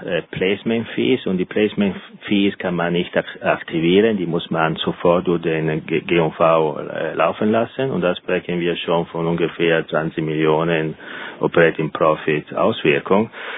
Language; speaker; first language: German; non-native, fluent; Italian